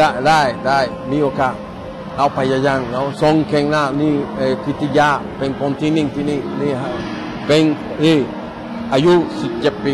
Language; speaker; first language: Thai; non-native, learner; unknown